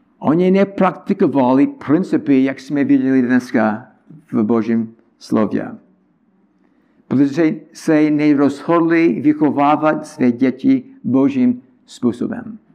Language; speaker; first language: Czech; non-native, learner; English